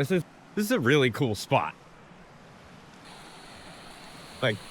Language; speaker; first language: English; native; English